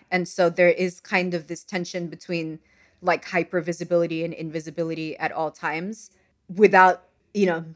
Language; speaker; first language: English; non-native, fluent; Arabic